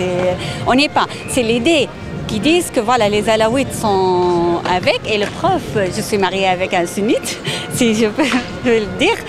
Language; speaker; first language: French; non-native, fluent; Arabic